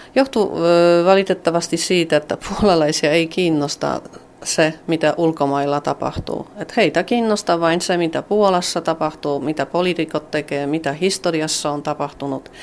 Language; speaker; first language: Finnish; non-native, fluent; Polish